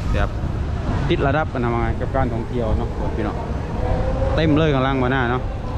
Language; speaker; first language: Thai; native; Thai